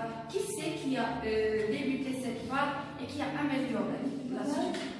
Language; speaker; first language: French; non-native, learner; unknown